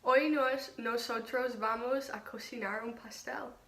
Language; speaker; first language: Spanish; non-native, learner; English